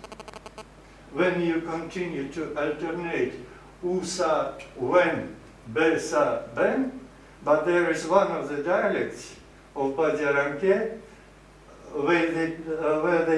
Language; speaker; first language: English; non-native, fluent; Russian